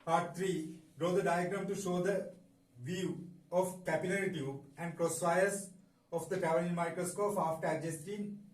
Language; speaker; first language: English; non-native, local second language; Sinhala